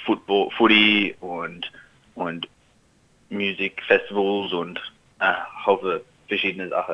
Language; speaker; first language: German; early bilingual, heritage; German